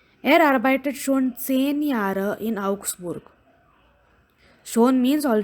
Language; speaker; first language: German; non-native, fluent; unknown